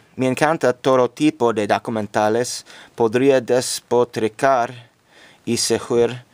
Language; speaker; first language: Spanish; non-native, learner; English